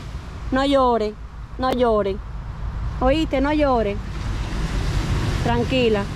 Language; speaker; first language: Spanish; native; Spanish